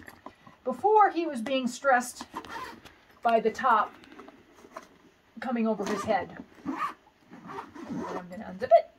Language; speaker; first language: English; native; English